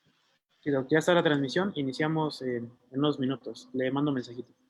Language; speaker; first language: Spanish; native; Spanish